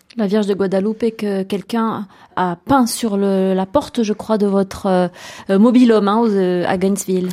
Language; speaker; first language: French; native; French